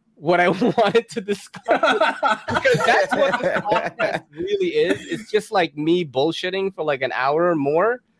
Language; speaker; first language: English; early bilingual, other home language; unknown